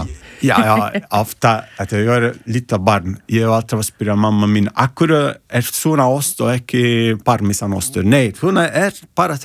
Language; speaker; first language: Icelandic; non-native, learner; Italian